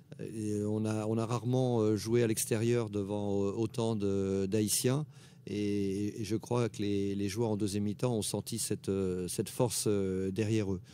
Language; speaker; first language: French; native; French